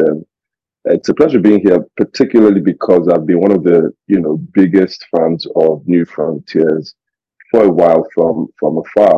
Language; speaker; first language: English; non-native, local second language; Yoruba